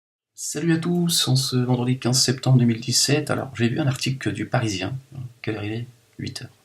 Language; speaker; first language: French; native; French